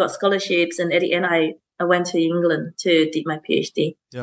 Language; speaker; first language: English; non-native, local second language; Chinese